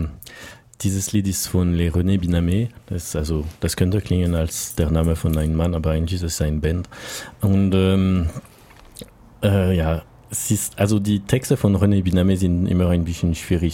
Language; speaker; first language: German; non-native, learner; French